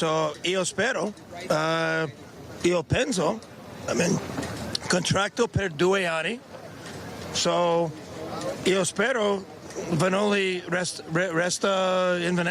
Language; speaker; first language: Italian; non-native, learner; English